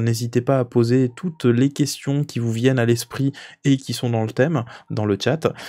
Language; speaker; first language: French; native; French